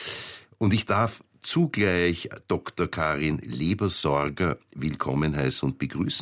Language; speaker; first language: German; native; German